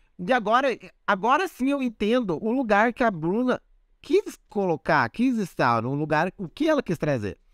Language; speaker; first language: Portuguese; native; Portuguese